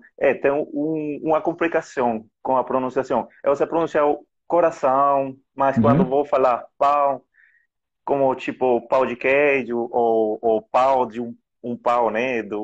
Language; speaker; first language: Portuguese; non-native, fluent; Spanish